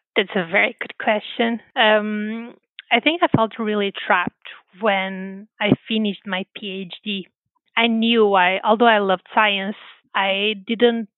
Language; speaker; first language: English; non-native, fluent; Portuguese